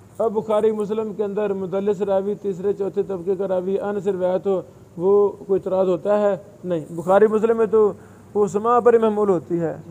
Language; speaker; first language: Urdu; non-native, local second language; Punjabi